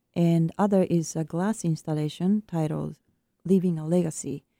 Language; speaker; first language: English; non-native, fluent; Japanese